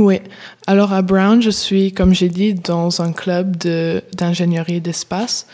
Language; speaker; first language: French; early bilingual, heritage; English